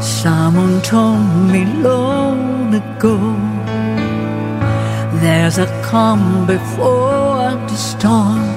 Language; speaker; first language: English; non-native, fluent; Italian